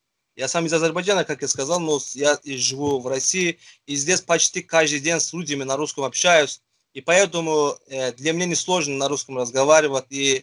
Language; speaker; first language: Russian; non-native, fluent; Azerbaijani